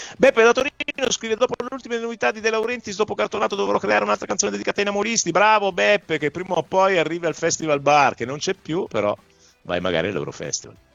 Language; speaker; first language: Italian; native; Italian